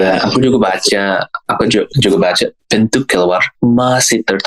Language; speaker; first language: Indonesian; non-native, learner; English